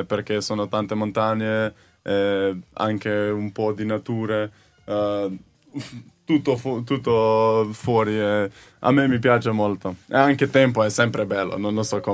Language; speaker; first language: Italian; non-native, learner; Slovenian